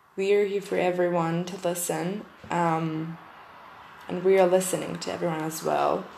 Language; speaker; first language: English; non-native, fluent; German